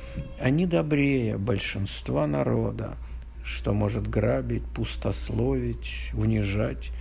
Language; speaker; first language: Russian; native; Russian